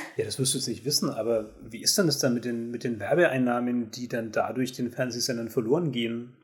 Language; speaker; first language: German; native; German